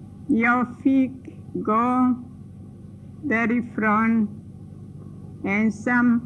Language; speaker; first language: Swedish; non-native, fluent; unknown